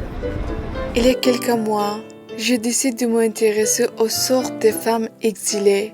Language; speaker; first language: French; non-native, learner; Persian